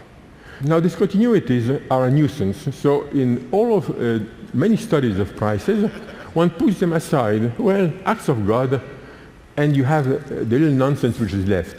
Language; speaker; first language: English; non-native, fluent; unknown